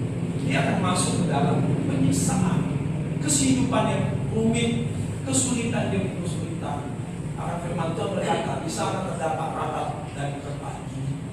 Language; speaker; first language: Indonesian; native; Indonesian